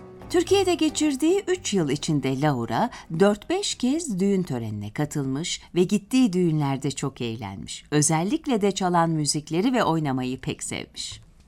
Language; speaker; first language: Turkish; native; Turkish